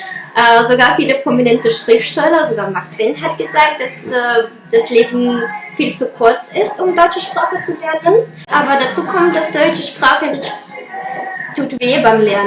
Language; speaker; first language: German; non-native, fluent; Russian